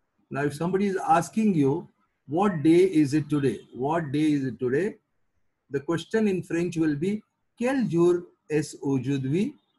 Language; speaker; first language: English; non-native, local second language; Marathi